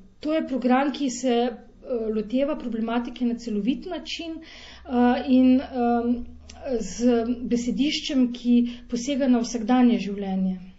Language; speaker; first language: Slovenian; native; Slovenian